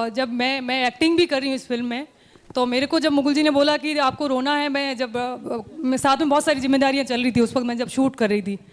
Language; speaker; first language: Hindi; native; Hindi